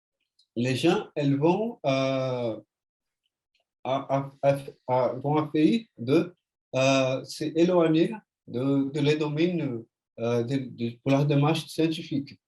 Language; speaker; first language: French; non-native, fluent; Portuguese